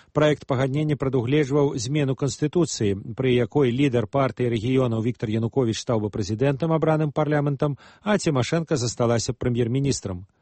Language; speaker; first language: Belarusian; native; Belarusian